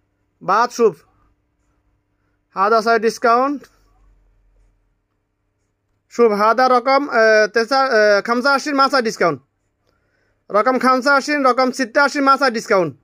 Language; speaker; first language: Arabic; non-native, learner; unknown